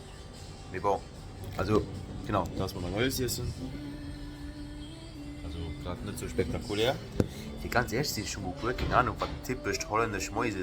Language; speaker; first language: German; non-native, local second language; Luxembourgish